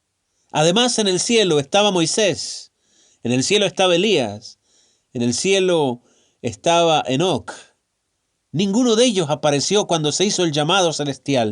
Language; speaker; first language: Spanish; native; Spanish